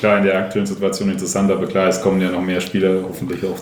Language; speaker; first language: German; native; German